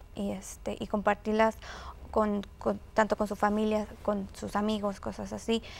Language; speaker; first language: Spanish; native; Spanish